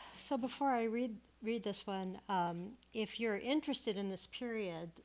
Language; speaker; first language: English; native; English